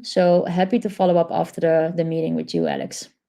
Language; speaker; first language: English; non-native, fluent; Dutch